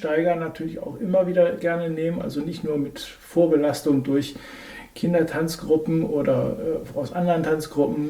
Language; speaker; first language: German; native; German